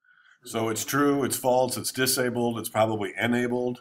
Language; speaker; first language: English; native; English